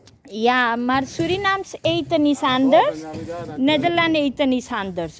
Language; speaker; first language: Dutch; non-native, learner; Hindi